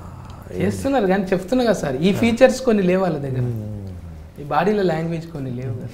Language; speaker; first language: Telugu; native; Telugu